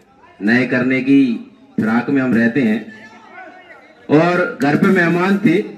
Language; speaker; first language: Hindi; native; Hindi